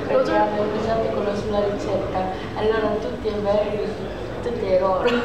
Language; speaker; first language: Italian; non-native, fluent; Korean